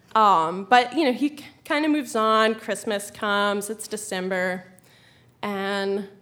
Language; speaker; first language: English; native; English